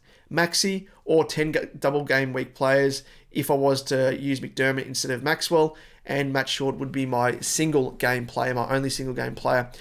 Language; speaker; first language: English; native; English